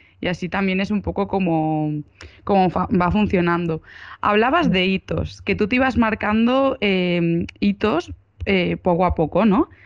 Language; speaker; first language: Spanish; native; Spanish